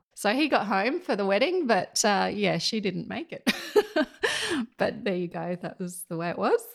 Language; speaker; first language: English; native; English